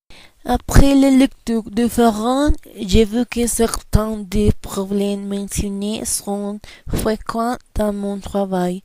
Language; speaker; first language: French; non-native, learner; Spanish